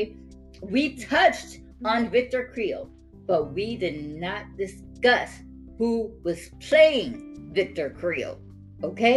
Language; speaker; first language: English; native; English